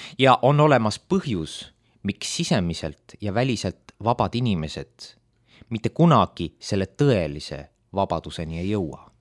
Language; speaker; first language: Estonian; native; Estonian